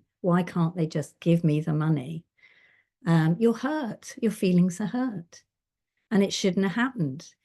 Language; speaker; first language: English; native; English